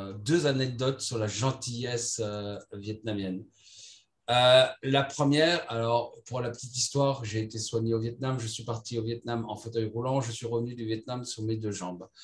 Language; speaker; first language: French; native; French